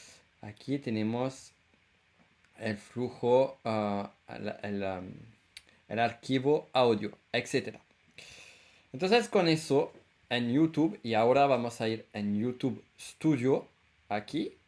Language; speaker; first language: Spanish; non-native, fluent; French